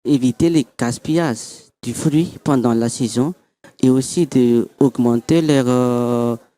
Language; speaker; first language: French; non-native, local second language; Malagasy